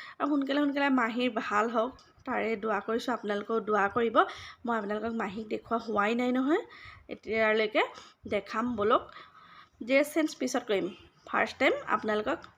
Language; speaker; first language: Assamese; native; Assamese